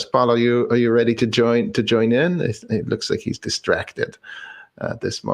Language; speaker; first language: English; native; English